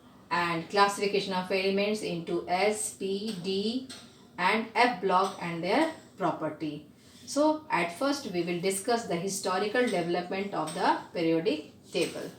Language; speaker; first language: English; non-native, local second language; Hindi